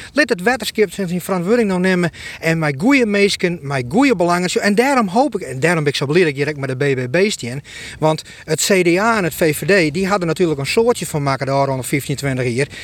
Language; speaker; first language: Dutch; native; Dutch